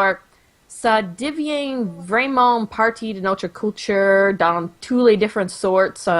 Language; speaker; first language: French; non-native, local second language; English